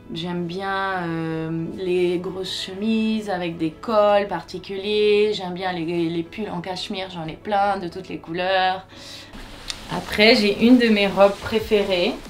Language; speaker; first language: French; non-native, fluent; Portuguese